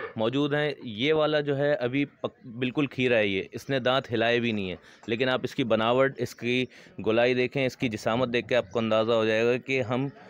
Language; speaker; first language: Urdu; native; Urdu